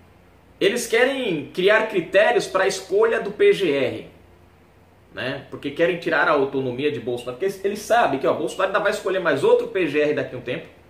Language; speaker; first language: Portuguese; native; Portuguese